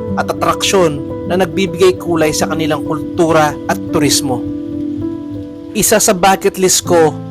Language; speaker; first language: Filipino; non-native, local second language; Pampanga